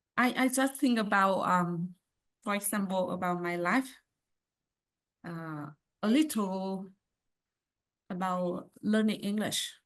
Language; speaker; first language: English; non-native, learner; Vietnamese